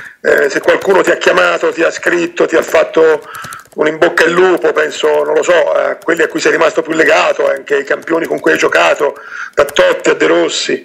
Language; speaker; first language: Italian; native; Italian